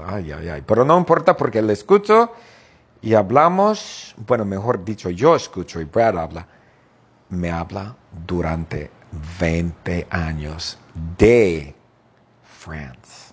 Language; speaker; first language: Spanish; non-native, fluent; English